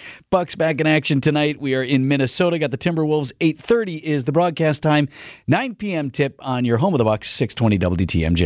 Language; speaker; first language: English; native; English